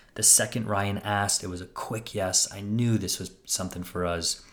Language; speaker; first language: English; native; English